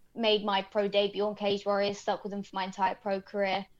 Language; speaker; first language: English; native; English